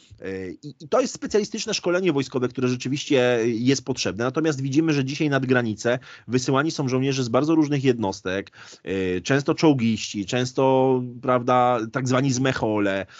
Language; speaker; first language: Polish; native; Polish